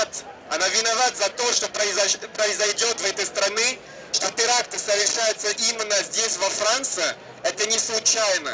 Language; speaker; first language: Russian; non-native, fluent; French